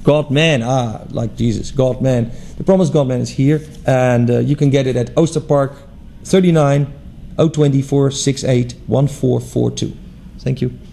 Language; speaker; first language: English; non-native, fluent; Dutch